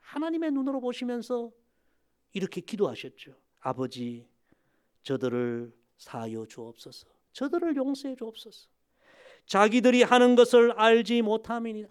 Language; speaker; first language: Korean; native; Korean